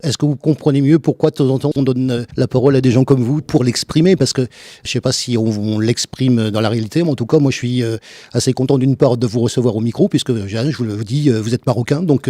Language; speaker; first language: French; native; French